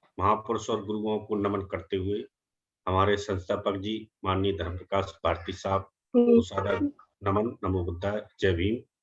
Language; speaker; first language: Hindi; native; Hindi